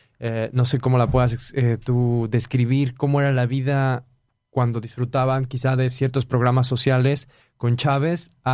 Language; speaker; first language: Spanish; native; Spanish